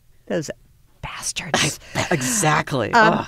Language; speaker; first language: English; native; English